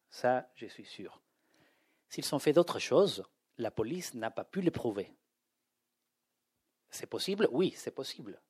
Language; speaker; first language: French; non-native, fluent; Spanish